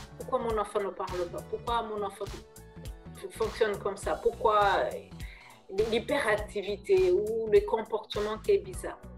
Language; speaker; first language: French; non-native, local second language; Kinyarwanda